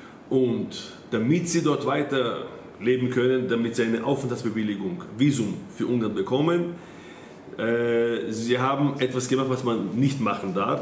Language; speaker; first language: German; non-native, fluent; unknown